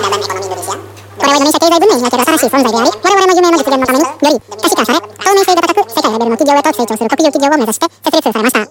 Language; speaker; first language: Japanese; non-native, fluent; Indonesian